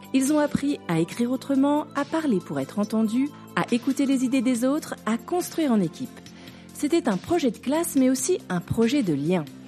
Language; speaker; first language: French; native; French